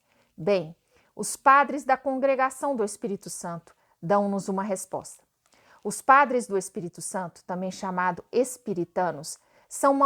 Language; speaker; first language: Portuguese; native; Portuguese